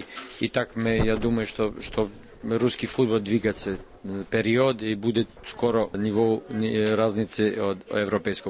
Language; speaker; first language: Russian; non-native, learner; Serbian